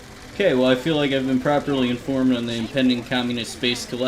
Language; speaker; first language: English; native; English